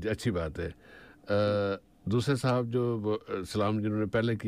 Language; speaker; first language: Hindi; native; Hindi